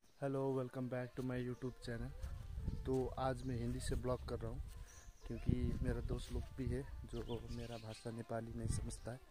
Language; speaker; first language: Hindi; non-native, local second language; Nepali